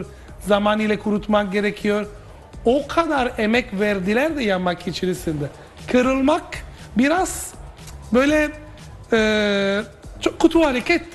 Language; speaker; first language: Turkish; non-native, fluent; Italian